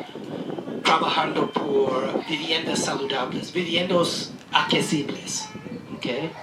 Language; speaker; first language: Spanish; non-native, learner; English